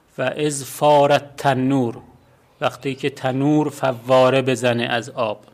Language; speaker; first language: Persian; non-native, local second language; Azerbaijani